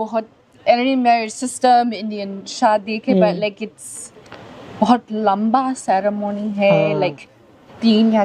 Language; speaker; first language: Hindi; non-native, learner; English